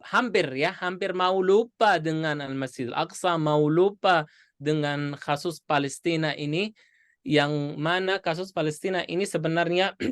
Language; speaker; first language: Indonesian; non-native, fluent; Arabic